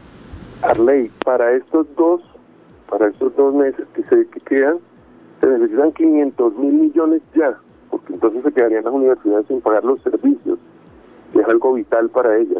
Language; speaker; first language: Spanish; native; Spanish